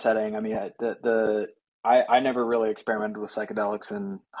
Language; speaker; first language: English; native; English